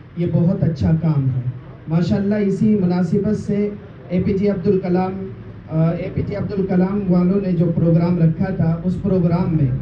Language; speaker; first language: Urdu; native; Urdu